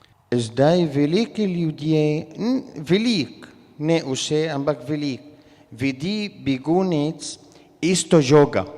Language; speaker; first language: Slovenian; non-native, learner; Arabic